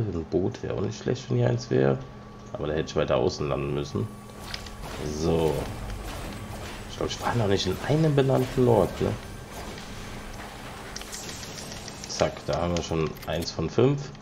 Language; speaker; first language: German; native; German